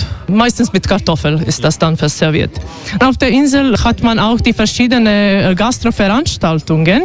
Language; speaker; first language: German; non-native, fluent; Croatian